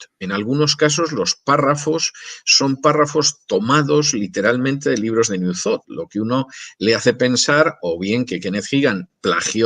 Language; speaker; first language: Spanish; native; Spanish